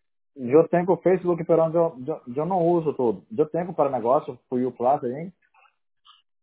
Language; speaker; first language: Spanish; non-native, learner; Portuguese